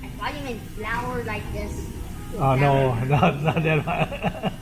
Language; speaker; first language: English; non-native, learner; Thai